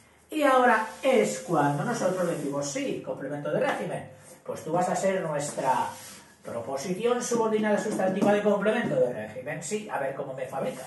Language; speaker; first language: Spanish; native; Spanish